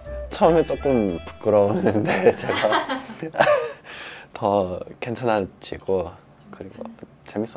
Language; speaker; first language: Korean; early bilingual, heritage; Korean